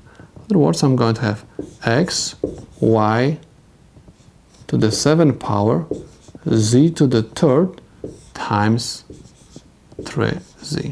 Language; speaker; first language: English; non-native, fluent; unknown